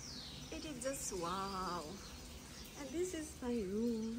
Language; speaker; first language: English; non-native, fluent; Nepali